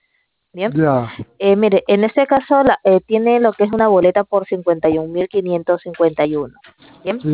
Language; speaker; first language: Spanish; native; Spanish